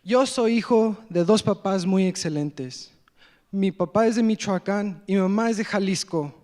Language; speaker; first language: Spanish; early bilingual, heritage; Spanish